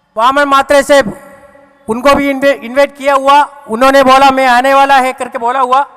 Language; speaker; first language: Hindi; non-native, local second language; Malayalam